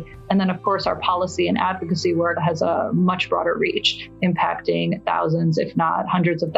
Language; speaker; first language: English; early bilingual, other home language; Persian